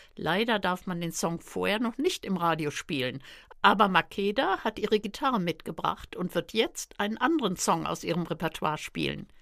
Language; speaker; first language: German; native; German